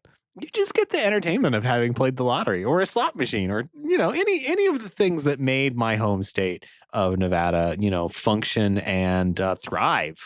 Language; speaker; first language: English; native; English